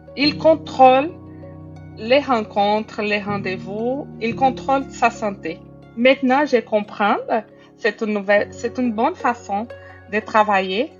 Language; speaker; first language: French; non-native, fluent; Portuguese